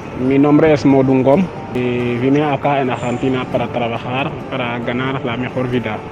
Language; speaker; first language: Spanish; non-native, learner; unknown